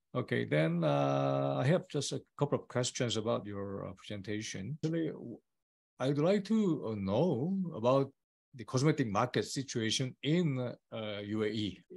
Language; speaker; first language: English; non-native, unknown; Korean